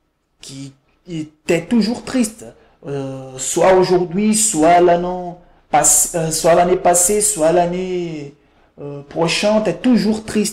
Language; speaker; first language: French; non-native, fluent; Portuguese